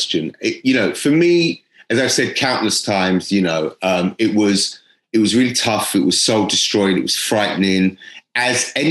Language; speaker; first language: English; native; English